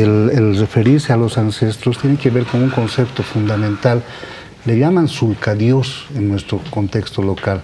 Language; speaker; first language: Spanish; native; Spanish